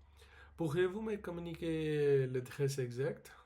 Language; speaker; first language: French; non-native, learner; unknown